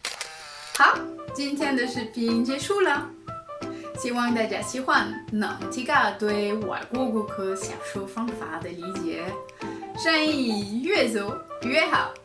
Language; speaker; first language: Chinese; non-native, fluent; French